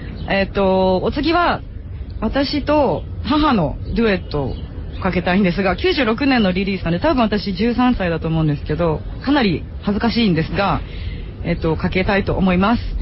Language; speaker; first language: Japanese; early bilingual, heritage; Japanese